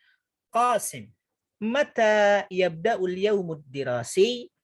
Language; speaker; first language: Arabic; non-native, fluent; Indonesian